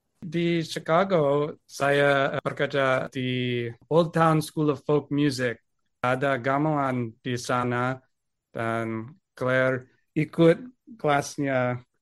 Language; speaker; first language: Indonesian; non-native, learner; English